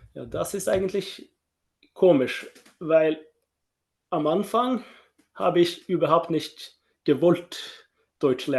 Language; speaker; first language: German; non-native, fluent; Norwegian